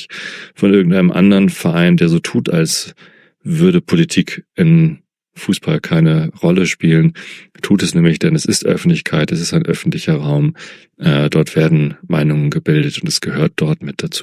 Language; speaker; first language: German; native; German